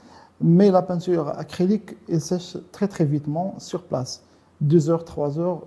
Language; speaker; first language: French; non-native, local second language; Arabic